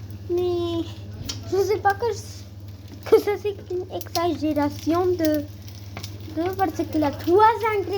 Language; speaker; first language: French; non-native, learner; Spanish